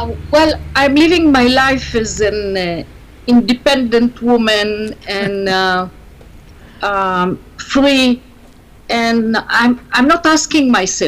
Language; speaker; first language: English; non-native, learner; Hebrew